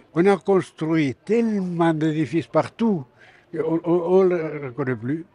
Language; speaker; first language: French; non-native, fluent; Spanish